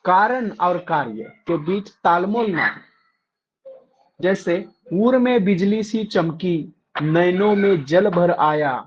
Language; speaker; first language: Hindi; non-native, local second language; Marathi